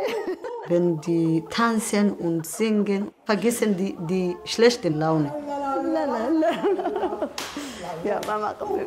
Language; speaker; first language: German; non-native, learner; Somali